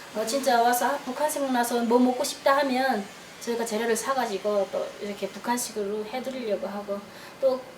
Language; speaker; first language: Korean; native; Korean